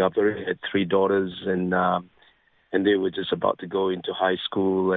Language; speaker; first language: English; non-native, local second language; Min Nan Chinese